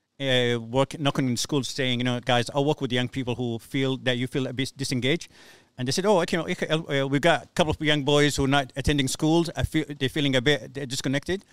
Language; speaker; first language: English; non-native, fluent; Somali